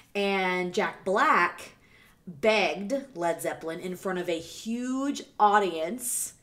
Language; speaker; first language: English; native; English